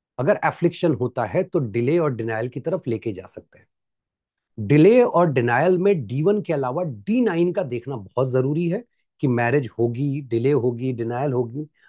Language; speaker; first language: Hindi; native; Hindi